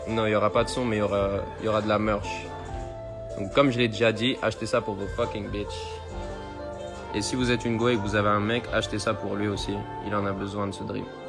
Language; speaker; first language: French; native; French